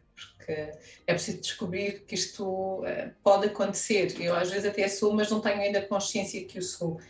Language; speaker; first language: Portuguese; native; Portuguese